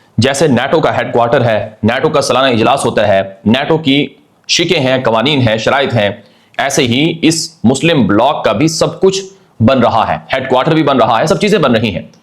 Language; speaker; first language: Urdu; native; Urdu